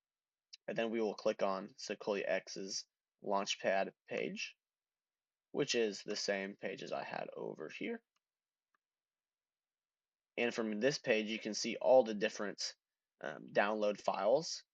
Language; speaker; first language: English; native; English